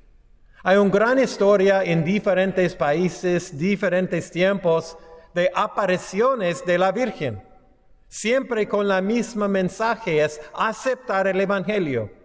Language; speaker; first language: Spanish; non-native, fluent; English